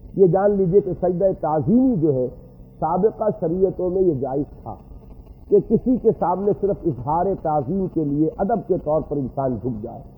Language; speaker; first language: Urdu; native; Urdu